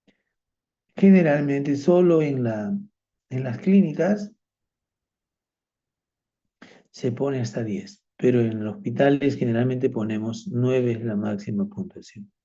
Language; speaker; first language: Spanish; native; Spanish